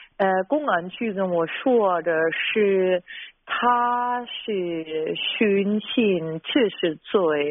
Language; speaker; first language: Chinese; non-native, fluent; German